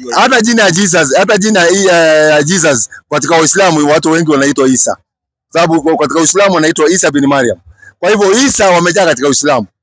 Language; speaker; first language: Swahili; non-native, local second language; Kikuyu